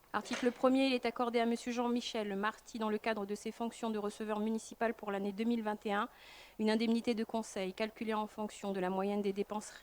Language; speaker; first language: French; native; French